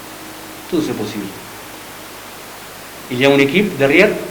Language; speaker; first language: French; non-native, learner; Spanish